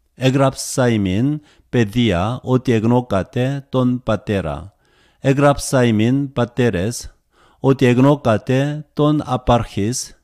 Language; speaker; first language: Greek; non-native, learner; Korean